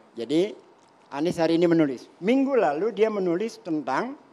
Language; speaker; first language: Indonesian; native; Indonesian